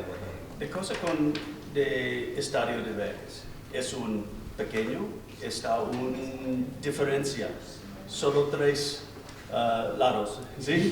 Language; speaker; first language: Spanish; non-native, learner; English